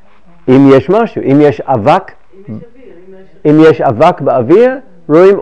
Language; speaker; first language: Hebrew; non-native, fluent; English